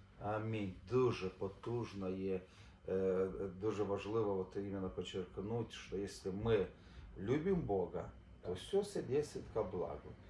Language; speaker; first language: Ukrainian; non-native, local second language; Russian